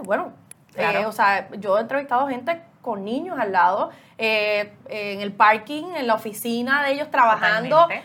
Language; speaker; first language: Spanish; native; Spanish